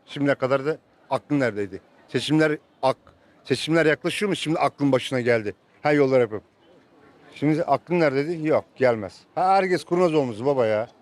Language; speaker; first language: Turkish; native; Turkish